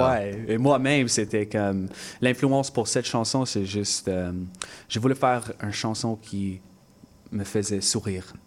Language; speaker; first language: French; non-native, local second language; English